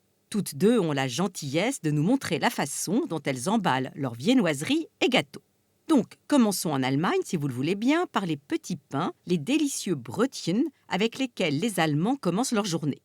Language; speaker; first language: French; native; French